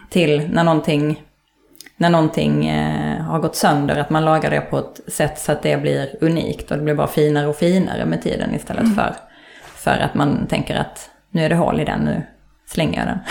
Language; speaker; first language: Swedish; native; Swedish